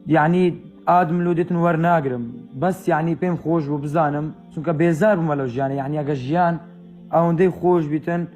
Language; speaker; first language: Central Kurdish; native; Central Kurdish